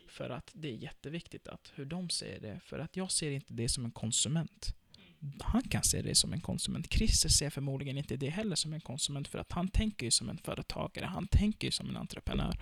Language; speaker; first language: Swedish; early bilingual, other home language; Turkish